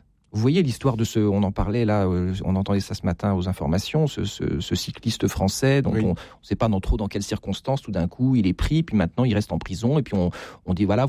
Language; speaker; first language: French; native; French